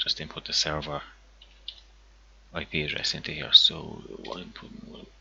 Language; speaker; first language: English; native; English